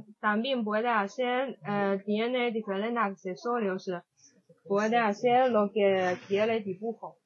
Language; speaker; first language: Spanish; non-native, learner; Chinese